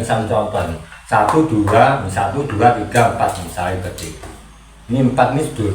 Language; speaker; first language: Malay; non-native, local second language; Javanese